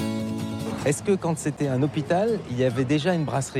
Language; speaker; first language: French; native; French